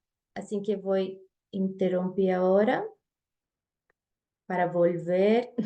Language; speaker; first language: Spanish; non-native, fluent; Portuguese